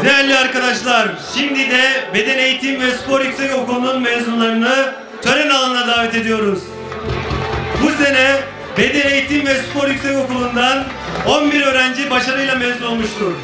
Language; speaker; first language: Turkish; native; Turkish